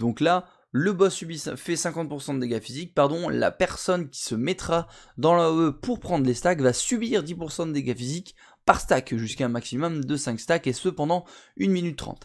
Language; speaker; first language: French; native; French